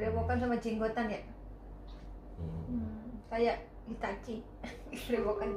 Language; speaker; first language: Indonesian; native; Indonesian